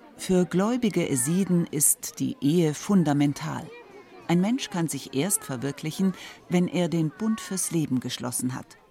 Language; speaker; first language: German; native; German